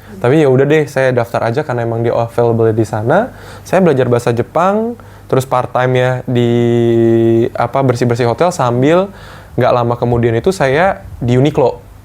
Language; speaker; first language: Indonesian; native; Indonesian